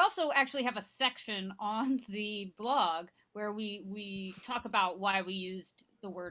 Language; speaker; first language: English; native; English